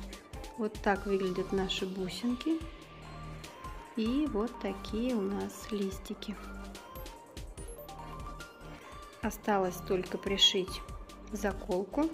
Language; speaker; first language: Russian; native; Russian